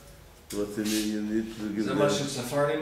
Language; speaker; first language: Hebrew; non-native, learner; English